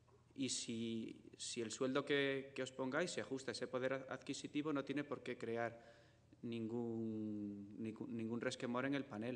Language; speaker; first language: Spanish; native; Spanish